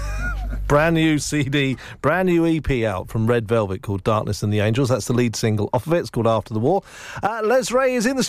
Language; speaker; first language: English; native; English